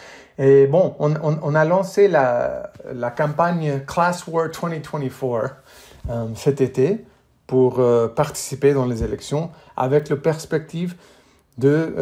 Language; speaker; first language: French; non-native, fluent; English